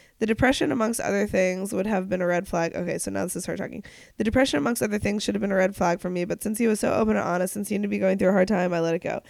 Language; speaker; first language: English; native; English